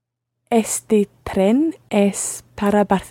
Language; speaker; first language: Spanish; non-native, learner; English